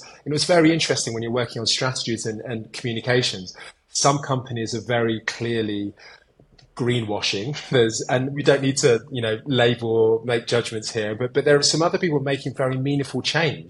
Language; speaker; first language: English; native; English